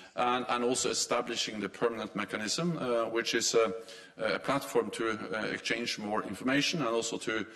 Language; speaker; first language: English; non-native, fluent; Norwegian